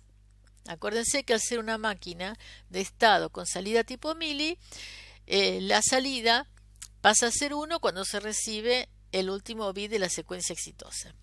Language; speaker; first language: Spanish; native; Spanish